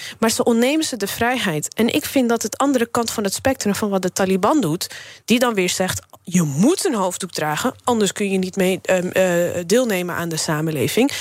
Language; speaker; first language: Dutch; early bilingual, other home language; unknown